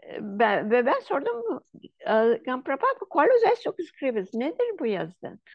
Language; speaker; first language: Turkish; non-native, local second language; Ladino